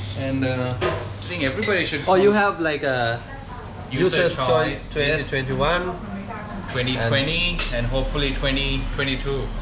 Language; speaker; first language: English; non-native, local second language; Sinhala